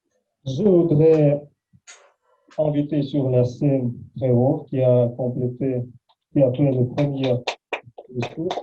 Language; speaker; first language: French; non-native, fluent; Russian